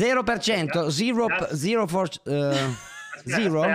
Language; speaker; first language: English; non-native, learner; Italian